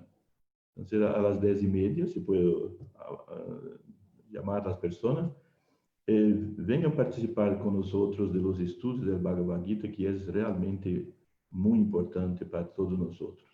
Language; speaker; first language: Spanish; non-native, fluent; Portuguese